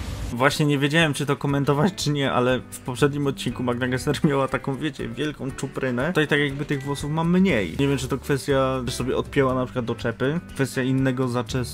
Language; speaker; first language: Polish; native; Polish